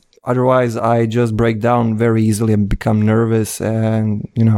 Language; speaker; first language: English; non-native, fluent; Croatian